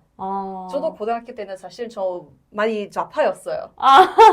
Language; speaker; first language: Korean; non-native, fluent; English